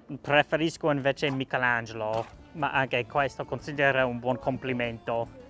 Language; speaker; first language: Italian; non-native, learner; English